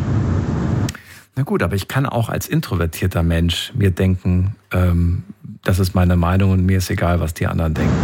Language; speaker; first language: German; native; German